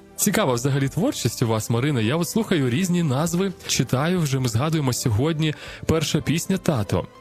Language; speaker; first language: Ukrainian; native; Ukrainian